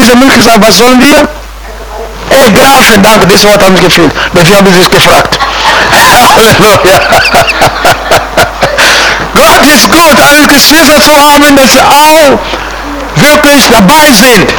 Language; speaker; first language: German; non-native, fluent; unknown